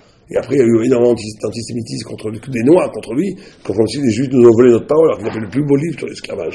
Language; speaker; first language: French; native; French